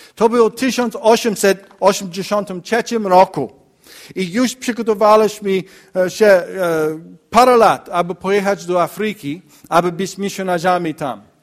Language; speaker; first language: Polish; non-native, learner; English